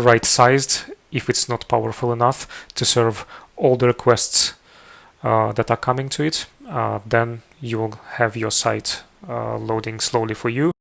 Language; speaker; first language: English; non-native, fluent; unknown